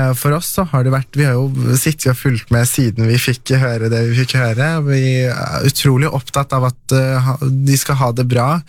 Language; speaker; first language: Norwegian; early bilingual, other home language; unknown